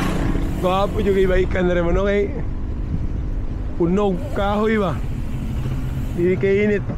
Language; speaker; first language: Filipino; non-native, local second language; Cebuano